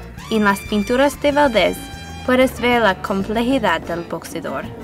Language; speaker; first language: Spanish; non-native, learner; English